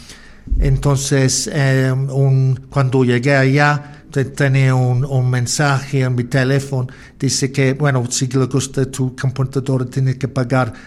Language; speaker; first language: Spanish; non-native, learner; English